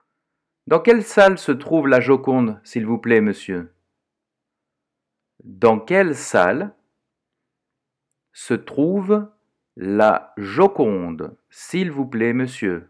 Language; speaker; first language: French; non-native, fluent; Portuguese